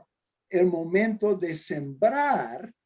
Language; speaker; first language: Spanish; non-native, fluent; English